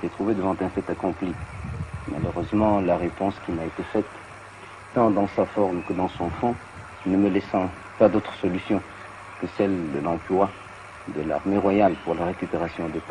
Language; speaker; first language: French; non-native, local second language; Arabic